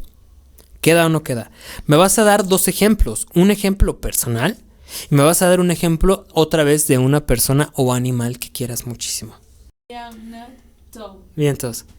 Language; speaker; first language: Spanish; native; Spanish